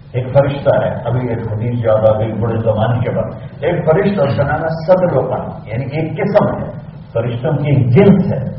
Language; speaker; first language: Urdu; non-native, local second language; Punjabi